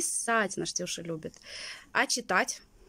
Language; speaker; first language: Russian; native; Russian